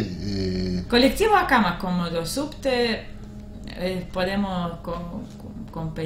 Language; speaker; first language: Spanish; non-native, learner; Russian